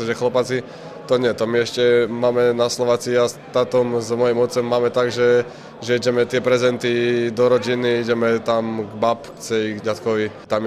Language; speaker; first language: Polish; non-native, learner; Slovak